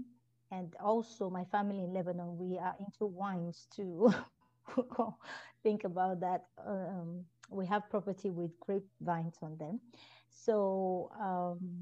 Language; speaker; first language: English; non-native, local second language; Igbo